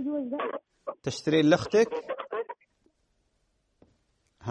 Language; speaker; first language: Arabic; native; Arabic